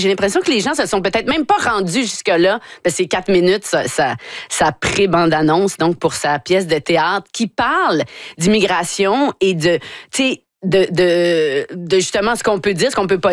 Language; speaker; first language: French; native; French